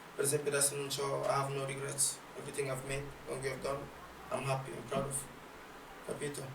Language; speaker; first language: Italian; early bilingual, other home language; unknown